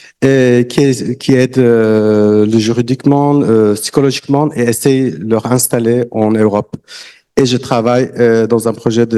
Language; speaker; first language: French; non-native, learner; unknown